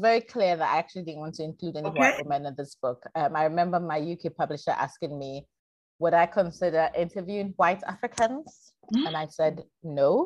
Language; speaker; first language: English; non-native, local second language; Akan